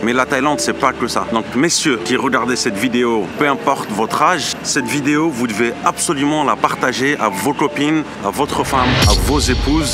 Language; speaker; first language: French; native; French